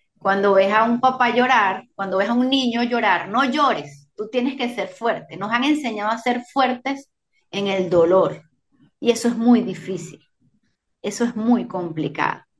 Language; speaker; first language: Spanish; native; Spanish